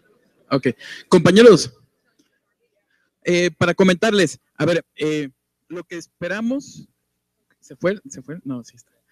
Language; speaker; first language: Spanish; native; Spanish